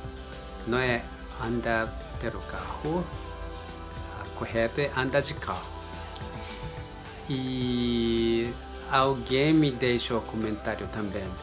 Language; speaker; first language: Portuguese; non-native, learner; Japanese